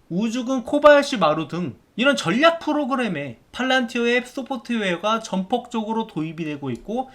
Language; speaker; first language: Korean; native; Korean